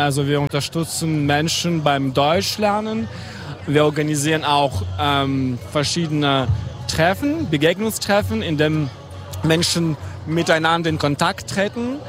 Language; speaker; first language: German; non-native, fluent; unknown